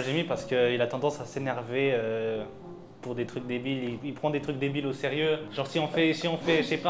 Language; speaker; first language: French; native; French